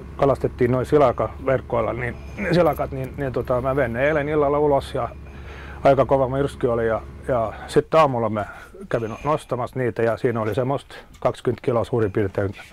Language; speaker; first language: Finnish; non-native, local second language; Swedish